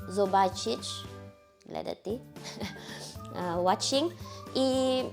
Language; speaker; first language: Polish; non-native, learner; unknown